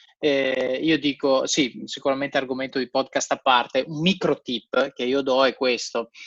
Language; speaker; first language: Italian; native; Italian